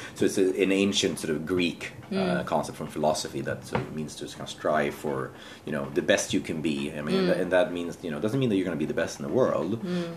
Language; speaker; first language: English; non-native, fluent; Swedish